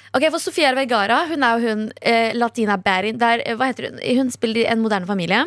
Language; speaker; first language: Norwegian; early bilingual, other home language; Kurdish